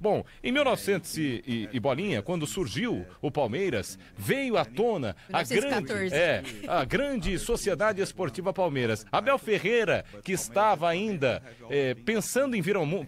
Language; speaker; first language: Portuguese; native; Portuguese